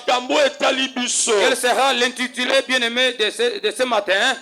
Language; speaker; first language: French; non-native, local second language; Lingala